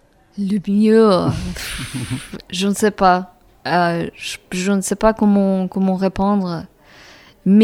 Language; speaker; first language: French; non-native, fluent; Persian